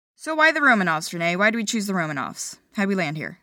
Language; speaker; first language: English; early bilingual, other home language; Ukrainian